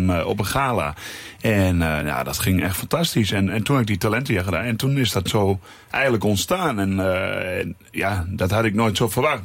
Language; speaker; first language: Dutch; native; Dutch